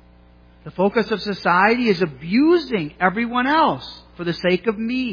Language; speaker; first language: English; native; English